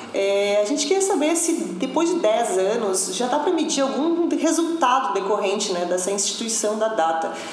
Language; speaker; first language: Portuguese; native; Portuguese